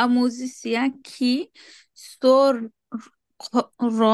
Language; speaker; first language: French; non-native, learner; Bangla